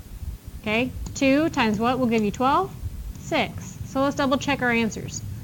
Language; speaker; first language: English; native; English